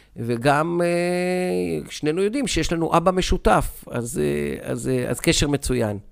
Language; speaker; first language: Hebrew; native; Hebrew